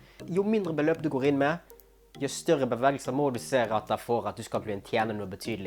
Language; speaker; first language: Norwegian; native; Norwegian